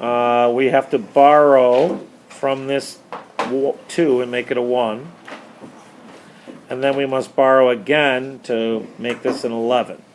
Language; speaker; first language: English; native; English